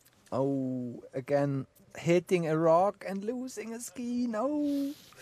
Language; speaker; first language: English; non-native, fluent; German